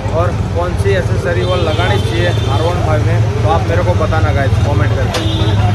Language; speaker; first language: Hindi; non-native, local second language; Gujarati